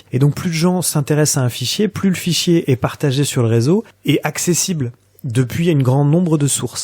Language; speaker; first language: French; native; French